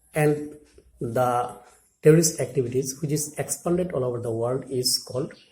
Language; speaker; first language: English; non-native, local second language; Assamese